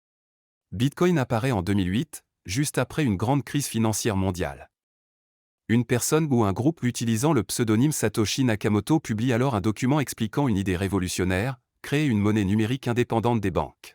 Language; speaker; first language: French; native; French